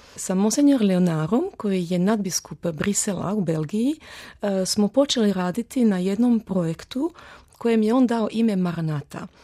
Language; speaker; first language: Croatian; early bilingual, heritage; Croatian